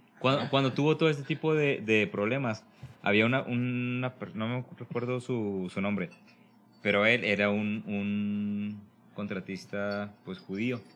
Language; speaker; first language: Spanish; native; Spanish